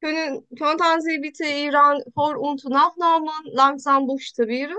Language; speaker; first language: German; non-native, learner; Turkish